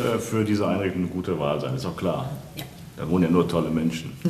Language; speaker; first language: German; native; German